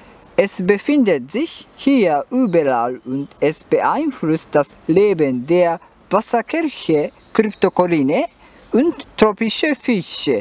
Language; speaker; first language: German; non-native, learner; Japanese